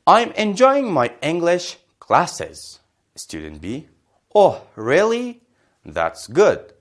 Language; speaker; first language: English; non-native, fluent; Persian